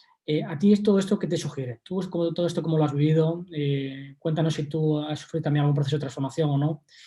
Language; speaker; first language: Spanish; native; Spanish